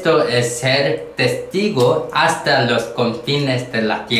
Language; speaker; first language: Spanish; non-native, learner; Korean